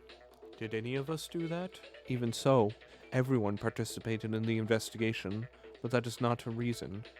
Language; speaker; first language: English; native; English